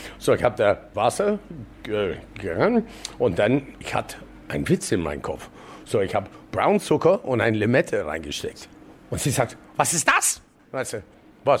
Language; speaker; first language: German; non-native, learner; English